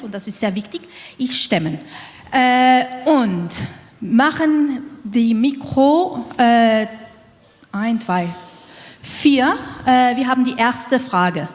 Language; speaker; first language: German; non-native, learner; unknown